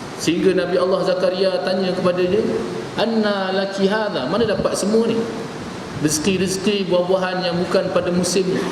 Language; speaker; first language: Malay; native; Malay